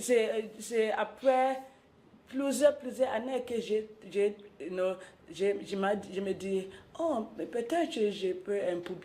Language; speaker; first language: French; non-native, local second language; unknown